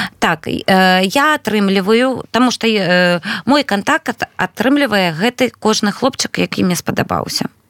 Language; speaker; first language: Belarusian; non-native, local second language; Russian